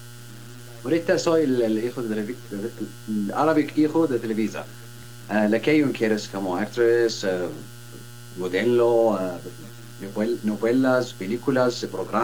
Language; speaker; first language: Spanish; non-native, learner; Arabic